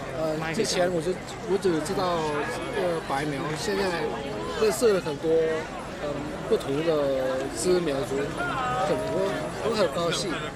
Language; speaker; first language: Chinese; non-native, fluent; Hmong